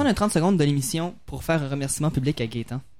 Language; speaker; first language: French; native; French